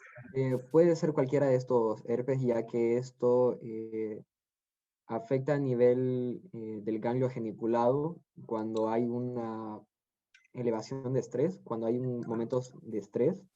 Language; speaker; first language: Spanish; native; Spanish